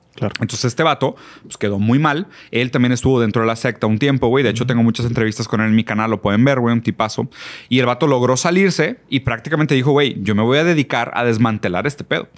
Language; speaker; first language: Spanish; early bilingual, other home language; Portuguese